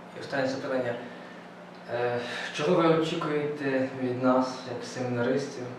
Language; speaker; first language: Ukrainian; native; Ukrainian